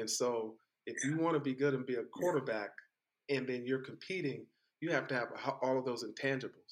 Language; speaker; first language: English; native; English